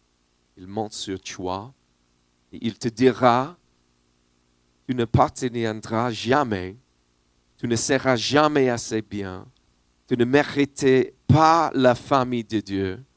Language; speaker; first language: French; non-native, learner; English